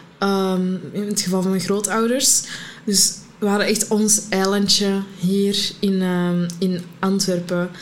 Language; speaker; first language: Dutch; early bilingual, other home language; Arabic